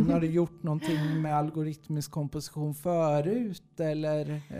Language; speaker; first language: Swedish; native; Swedish